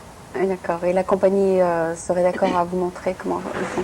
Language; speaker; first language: French; native; French